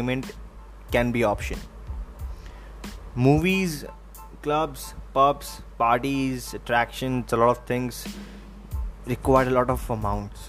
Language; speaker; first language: English; non-native, local second language; Hindi